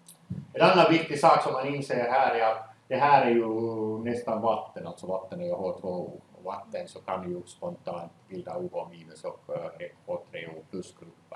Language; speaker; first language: Swedish; native; Swedish